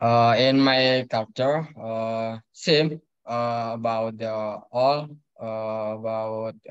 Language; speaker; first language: English; non-native, learner; Indonesian